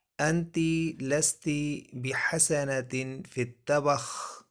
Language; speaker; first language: Arabic; non-native, fluent; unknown